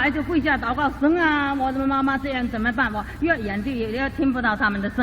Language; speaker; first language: Chinese; native; Chinese